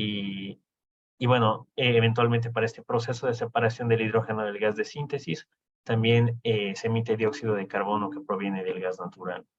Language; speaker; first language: Spanish; native; Spanish